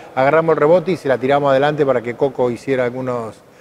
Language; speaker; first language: Spanish; native; Spanish